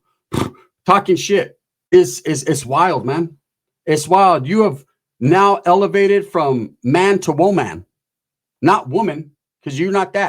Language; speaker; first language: English; native; English